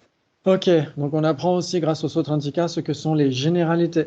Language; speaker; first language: French; native; French